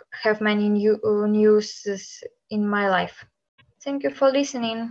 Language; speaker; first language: English; non-native, learner; Ukrainian